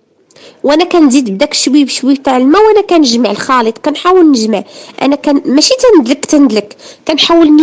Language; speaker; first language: Arabic; native; Arabic